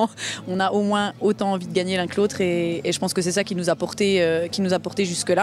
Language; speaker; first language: French; native; French